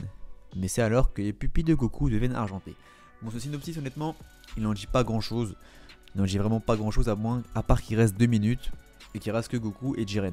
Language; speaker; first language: French; native; French